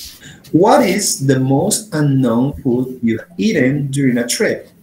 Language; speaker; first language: English; non-native, fluent; Spanish